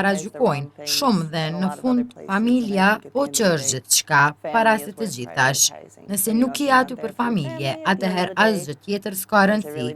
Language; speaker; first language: Albanian; non-native, fluent; English